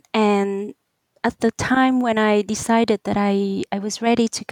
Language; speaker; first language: English; non-native, fluent; Vietnamese